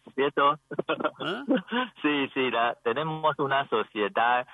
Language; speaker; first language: Spanish; non-native, learner; Chinese